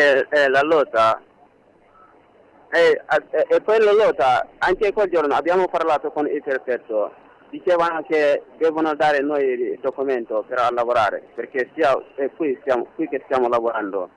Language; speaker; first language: Italian; non-native, learner; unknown